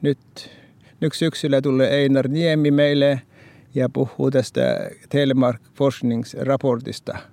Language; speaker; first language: Finnish; early bilingual, heritage; Norwegian